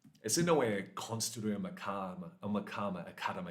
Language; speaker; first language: Portuguese; non-native, learner; English